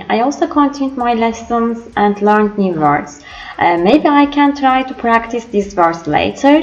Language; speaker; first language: English; non-native, learner; Turkish